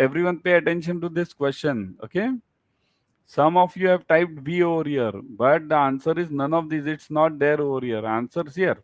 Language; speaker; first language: English; non-native, local second language; Hindi